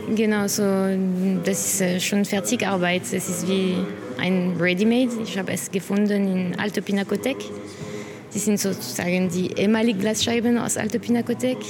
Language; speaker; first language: German; non-native, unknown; French